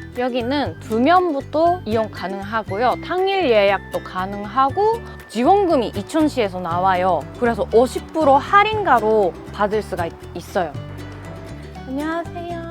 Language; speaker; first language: Korean; non-native, fluent; Japanese